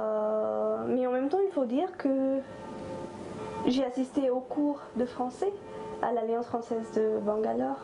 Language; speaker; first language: French; non-native, fluent; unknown